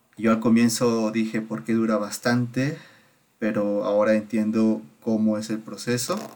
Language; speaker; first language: Spanish; native; Spanish